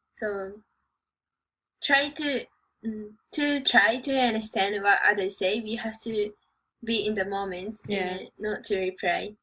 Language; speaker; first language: English; non-native, learner; Japanese